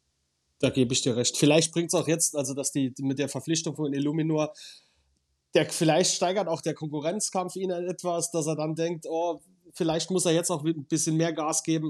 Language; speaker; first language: German; native; German